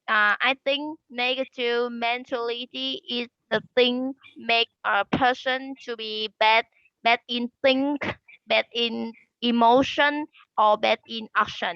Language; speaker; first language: English; non-native, learner; Vietnamese